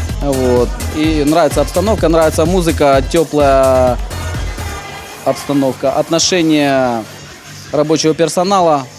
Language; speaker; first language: Russian; native; Russian